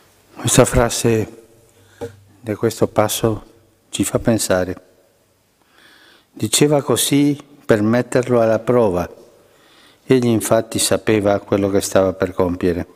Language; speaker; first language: Italian; non-native, fluent; Spanish